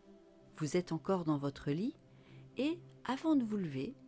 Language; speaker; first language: French; native; French